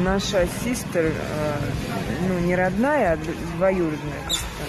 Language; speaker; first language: Russian; native; Russian